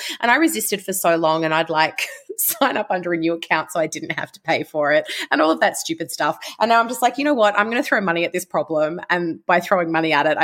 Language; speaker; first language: English; native; English